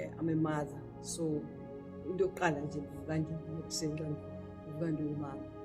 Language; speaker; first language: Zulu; non-native, local second language; Xhosa